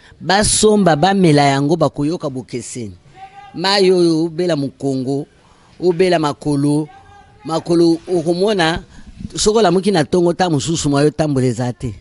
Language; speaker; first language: Lingala; native; Lingala